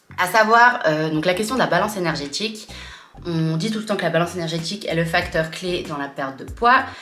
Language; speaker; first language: French; native; French